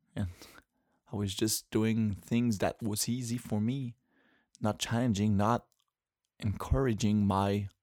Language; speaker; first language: English; non-native, fluent; French